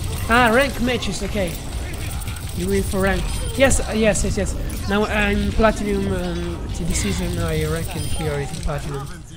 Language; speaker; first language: English; non-native, learner; Italian